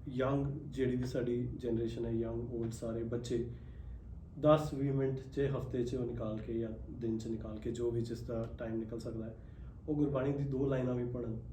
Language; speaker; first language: Punjabi; early bilingual, heritage; Punjabi